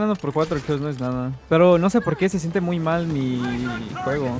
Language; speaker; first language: Spanish; early bilingual, heritage; Spanish